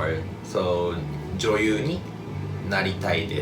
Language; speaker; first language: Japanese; non-native, learner; English